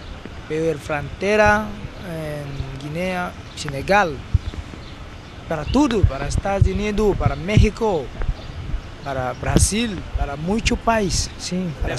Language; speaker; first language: Spanish; non-native, learner; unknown